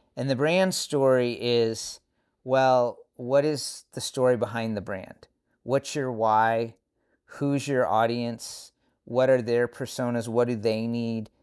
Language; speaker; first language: English; native; English